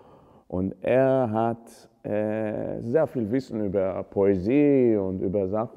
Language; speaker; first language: German; non-native, fluent; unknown